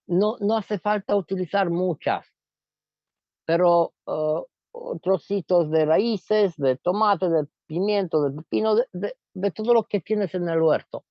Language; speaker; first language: Spanish; non-native, fluent; Romanian